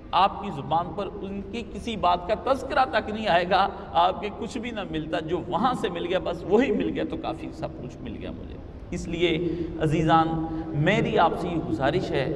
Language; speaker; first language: Urdu; non-native, local second language; Punjabi